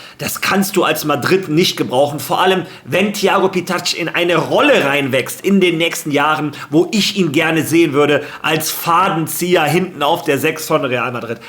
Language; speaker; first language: German; early bilingual, other home language; Spanish